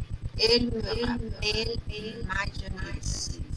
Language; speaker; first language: French; non-native, fluent; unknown